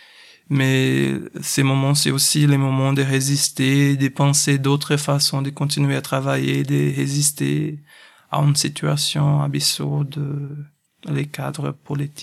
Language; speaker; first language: French; non-native, fluent; Portuguese